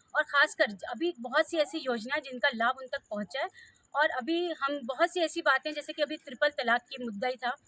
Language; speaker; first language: Hindi; native; Hindi